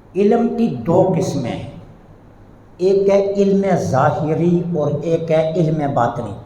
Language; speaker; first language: Urdu; non-native, local second language; Punjabi